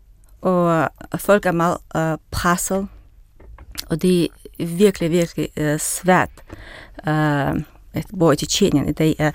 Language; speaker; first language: Danish; non-native, fluent; Russian